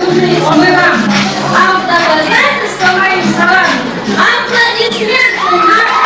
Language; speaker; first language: Russian; non-native, local second language; Uzbek